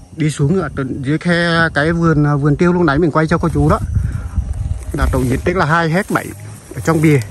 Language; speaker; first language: Vietnamese; non-native, local second language; Tày